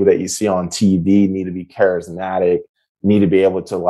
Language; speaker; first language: English; native; English